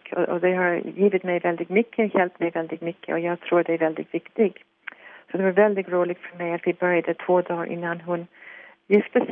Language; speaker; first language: Swedish; non-native, fluent; English